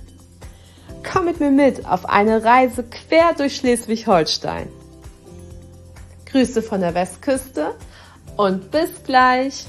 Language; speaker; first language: German; native; German